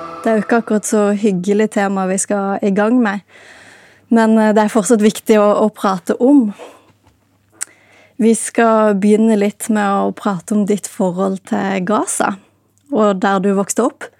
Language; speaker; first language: Norwegian; native; Norwegian